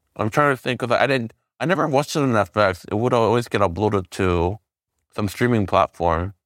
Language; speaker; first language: English; native; English